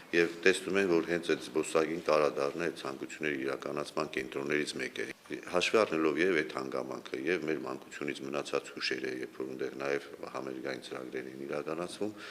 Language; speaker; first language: Armenian; native; Armenian